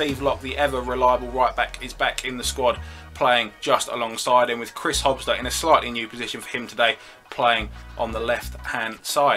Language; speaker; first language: English; native; English